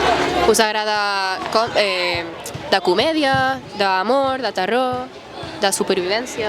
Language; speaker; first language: Catalan; native; Catalan